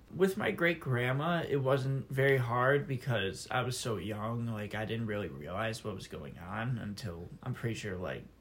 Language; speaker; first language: English; native; English